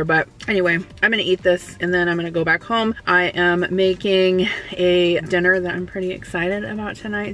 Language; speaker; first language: English; native; English